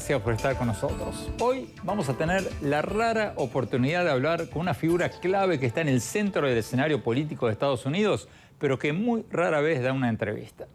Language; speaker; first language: Spanish; native; Spanish